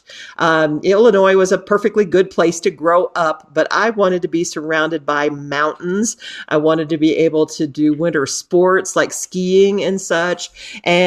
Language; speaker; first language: English; native; English